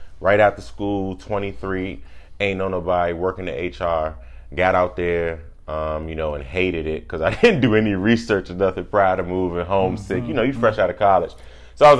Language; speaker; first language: English; native; English